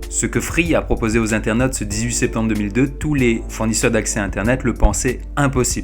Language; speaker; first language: French; native; French